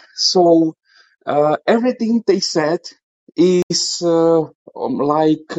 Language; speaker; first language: English; non-native, fluent; Czech